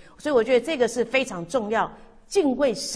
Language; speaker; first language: Chinese; native; Chinese